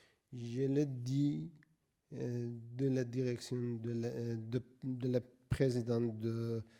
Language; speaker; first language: French; non-native, learner; Persian